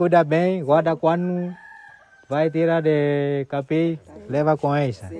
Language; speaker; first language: Portuguese; non-native, learner; Vietnamese